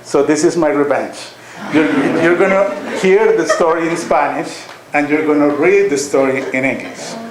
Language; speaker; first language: English; non-native, fluent; Spanish